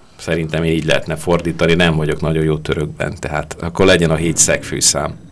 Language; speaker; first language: Hungarian; native; Hungarian